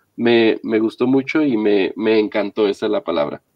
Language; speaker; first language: Spanish; native; Spanish